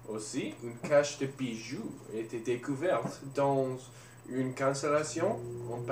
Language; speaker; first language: French; non-native, learner; English